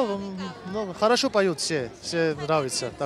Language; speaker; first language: Russian; non-native, fluent; Georgian